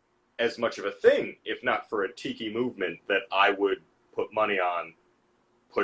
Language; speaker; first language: English; native; English